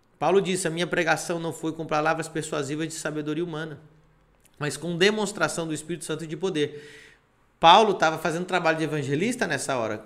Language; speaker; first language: Portuguese; non-native, fluent; Spanish